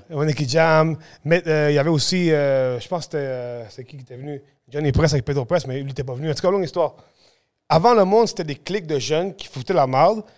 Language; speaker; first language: French; early bilingual, other home language; Spanish